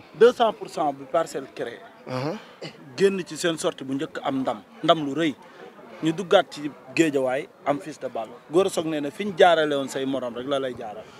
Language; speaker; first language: Wolof; native; Wolof